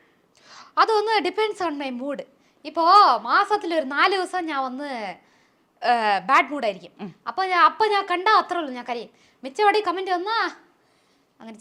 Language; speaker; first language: Malayalam; non-native, local second language; Tamil